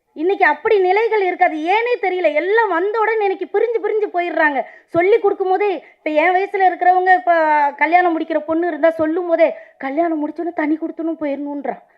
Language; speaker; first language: Tamil; native; Tamil